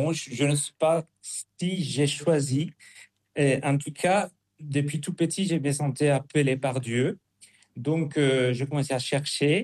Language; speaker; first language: French; non-native, fluent; Spanish